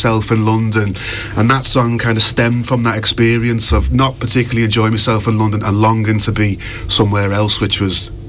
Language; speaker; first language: English; native; English